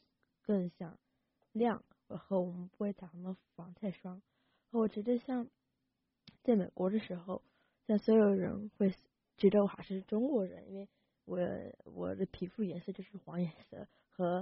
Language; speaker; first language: Chinese; early bilingual, heritage; Chinese